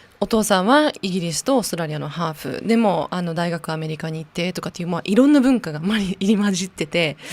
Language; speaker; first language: Japanese; non-native, local second language; English